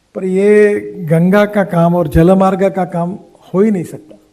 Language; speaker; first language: Hindi; non-native, local second language; Marathi